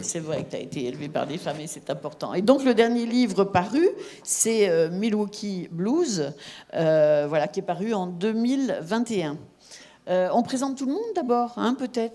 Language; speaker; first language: French; native; French